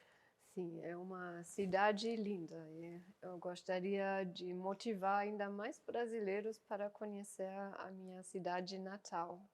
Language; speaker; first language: Portuguese; non-native, fluent; German